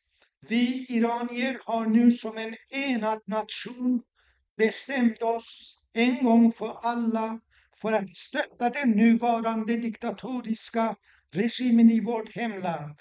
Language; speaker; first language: Swedish; non-native, fluent; Persian